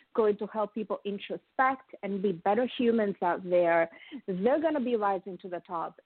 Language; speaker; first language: English; non-native, fluent; Italian